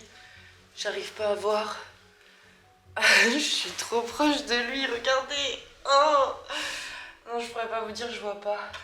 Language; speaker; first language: French; native; French